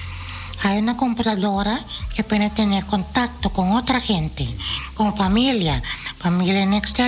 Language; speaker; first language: Spanish; non-native, fluent; Dutch